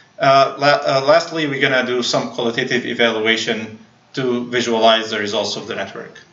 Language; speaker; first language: English; non-native, fluent; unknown